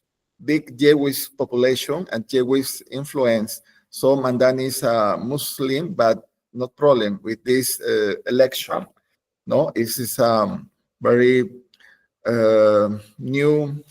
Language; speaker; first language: English; non-native, learner; Spanish